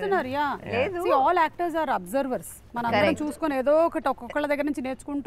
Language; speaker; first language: Telugu; native; Telugu